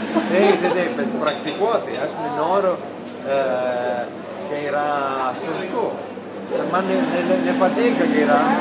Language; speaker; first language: Lithuanian; non-native, learner; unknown